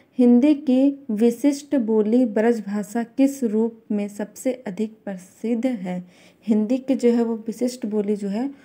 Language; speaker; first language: Hindi; native; Hindi